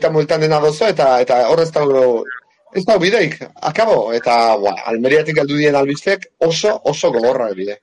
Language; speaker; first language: Basque; native; Basque